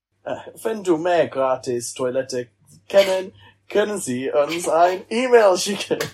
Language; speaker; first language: German; non-native, learner; English